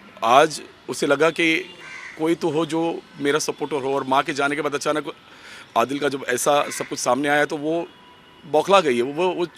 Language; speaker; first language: Hindi; native; Hindi